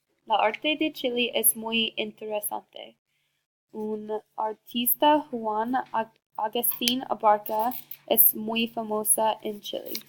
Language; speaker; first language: Spanish; non-native, learner; English